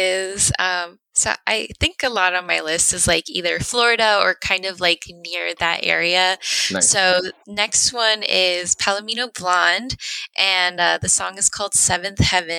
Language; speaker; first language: English; early bilingual, other home language; Spanish